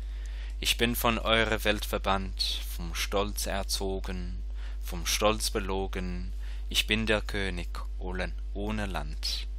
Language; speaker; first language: German; non-native, fluent; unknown